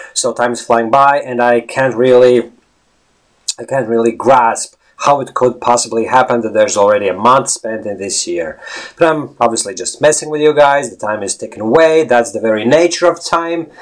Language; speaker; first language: English; non-native, fluent; Latvian